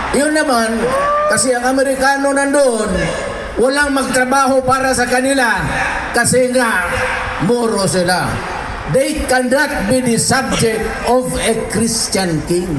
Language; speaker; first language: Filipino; non-native, local second language; Cebuano